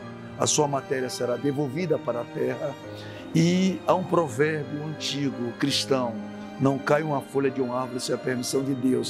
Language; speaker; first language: Portuguese; native; Portuguese